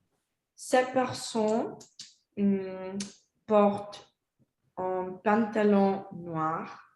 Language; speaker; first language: French; non-native, learner; Spanish